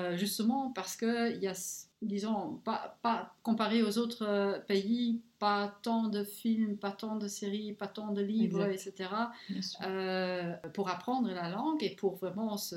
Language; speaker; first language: French; non-native, local second language; Luxembourgish